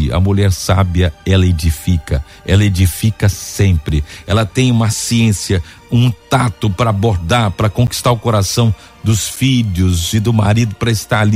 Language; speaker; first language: Portuguese; native; Portuguese